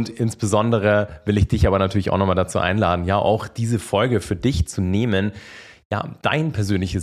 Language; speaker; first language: German; native; German